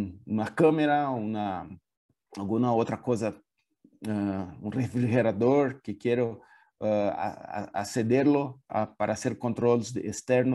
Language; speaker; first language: Spanish; non-native, fluent; Portuguese